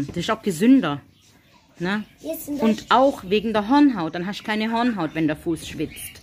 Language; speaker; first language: German; native; German